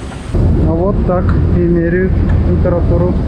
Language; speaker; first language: Russian; native; Russian